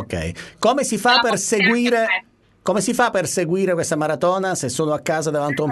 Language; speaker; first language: Italian; native; Italian